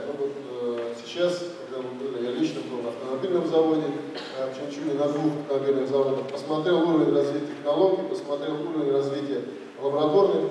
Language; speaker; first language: Russian; native; Russian